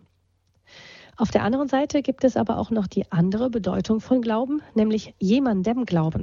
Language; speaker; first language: German; native; German